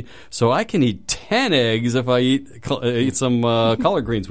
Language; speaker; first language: English; native; English